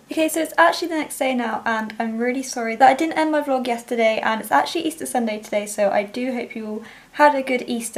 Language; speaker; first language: English; native; English